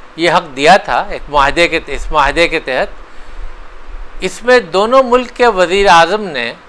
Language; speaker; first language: Hindi; native; Hindi